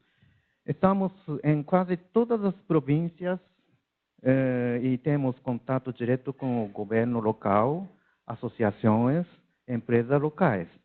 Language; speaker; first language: Portuguese; non-native, learner; Japanese